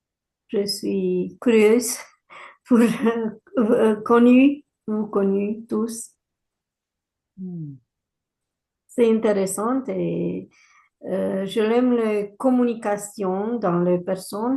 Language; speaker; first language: French; non-native, learner; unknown